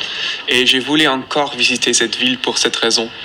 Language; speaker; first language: French; non-native, fluent; Dutch